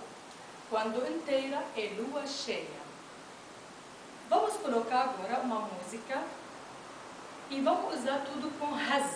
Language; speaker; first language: Portuguese; non-native, fluent; Arabic